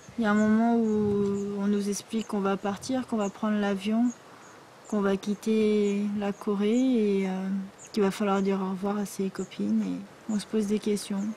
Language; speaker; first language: French; early bilingual, other home language; Korean